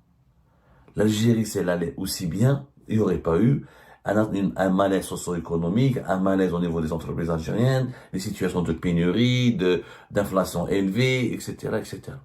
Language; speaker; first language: French; non-native, local second language; Arabic